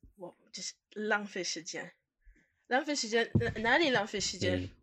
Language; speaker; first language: Chinese; non-native, learner; French